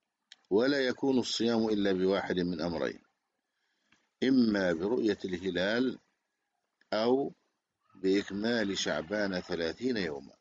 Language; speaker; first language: Arabic; native; Arabic